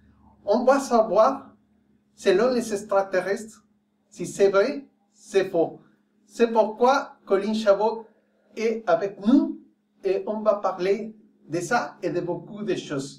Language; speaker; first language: French; non-native, fluent; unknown